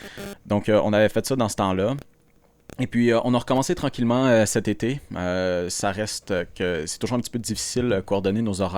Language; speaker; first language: French; native; French